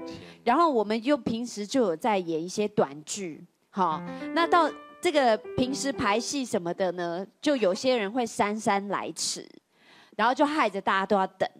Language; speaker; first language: Chinese; native; Chinese